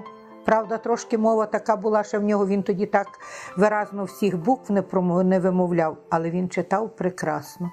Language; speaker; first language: Ukrainian; native; Ukrainian